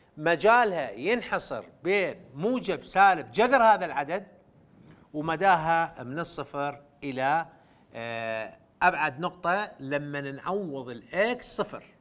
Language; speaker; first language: Arabic; non-native, local second language; Central Kurdish